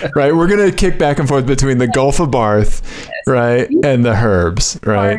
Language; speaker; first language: English; native; English